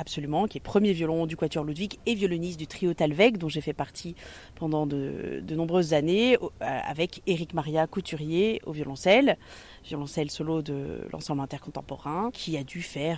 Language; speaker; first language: French; native; French